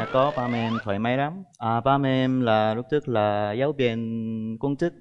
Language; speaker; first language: Vietnamese; non-native, fluent; Korean